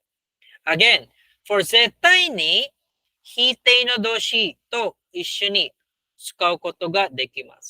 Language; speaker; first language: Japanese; non-native, fluent; Filipino